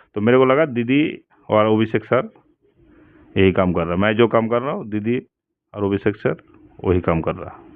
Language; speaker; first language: Hindi; non-native, local second language; Bangla